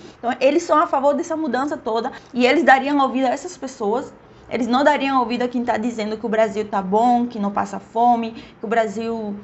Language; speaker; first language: Portuguese; non-native, fluent; Spanish